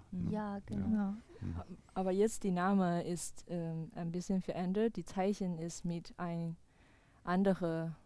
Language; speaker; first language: German; non-native, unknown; Chinese